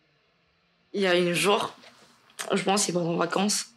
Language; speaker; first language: French; non-native, learner; Chinese